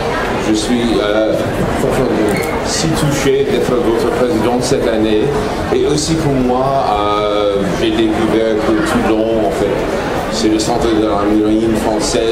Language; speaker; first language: French; non-native, fluent; English